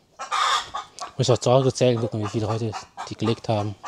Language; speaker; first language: German; non-native, fluent; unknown